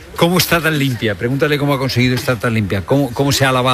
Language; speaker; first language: Spanish; native; Spanish